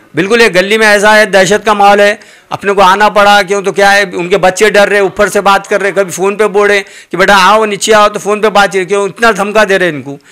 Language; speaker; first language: Hindi; non-native, local second language; Urdu